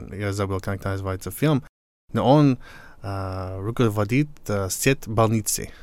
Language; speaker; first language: Russian; non-native, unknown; English